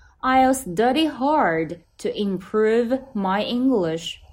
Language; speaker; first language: English; non-native, fluent; Chinese